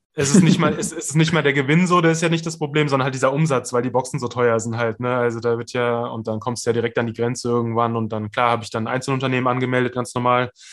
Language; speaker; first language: German; native; German